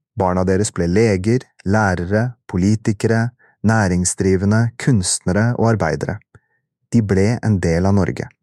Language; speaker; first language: Norwegian; early bilingual, other home language; Urdu